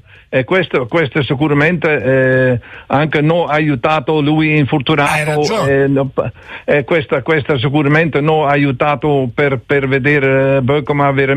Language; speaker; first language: Italian; non-native, learner; Dutch